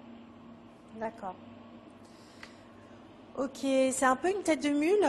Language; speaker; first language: French; native; French